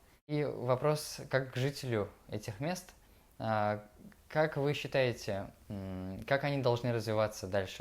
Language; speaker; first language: Russian; native; Russian